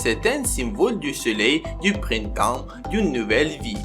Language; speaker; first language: French; non-native, learner; Ukrainian